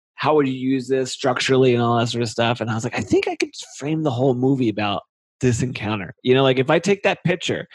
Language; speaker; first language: English; native; English